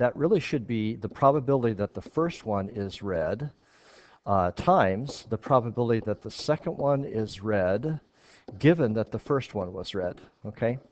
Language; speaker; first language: English; native; English